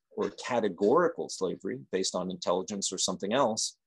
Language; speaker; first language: English; native; English